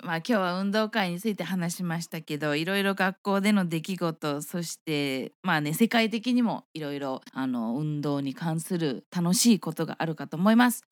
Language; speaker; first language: Japanese; early bilingual, heritage; Japanese